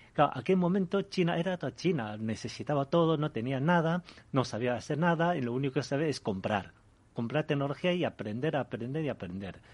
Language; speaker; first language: Spanish; early bilingual, other home language; Chinese